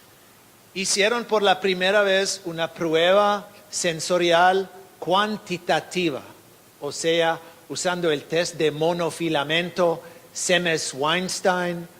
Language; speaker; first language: Spanish; non-native, fluent; English